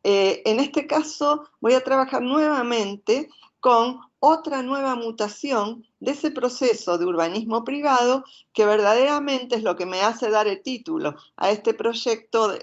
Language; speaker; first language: Spanish; native; Spanish